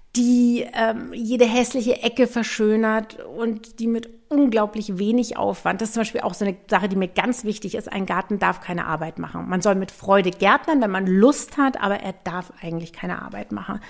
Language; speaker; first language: German; native; German